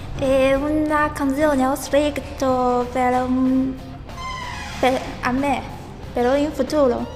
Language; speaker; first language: Italian; non-native, learner; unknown